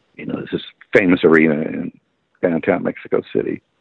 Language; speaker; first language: English; native; English